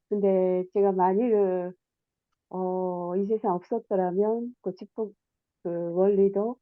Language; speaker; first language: Korean; non-native, fluent; Japanese